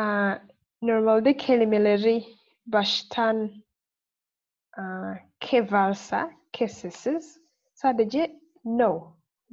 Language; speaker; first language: Turkish; non-native, fluent; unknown